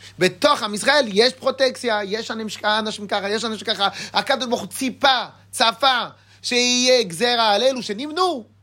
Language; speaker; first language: Hebrew; non-native, fluent; French